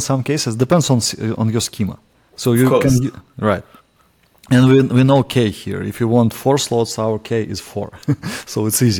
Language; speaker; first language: English; non-native, fluent; Russian